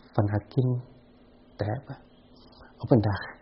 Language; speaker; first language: Dutch; non-native, fluent; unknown